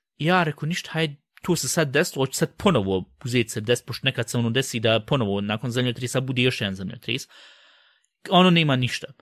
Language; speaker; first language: Bosnian; early bilingual, heritage; Bosnian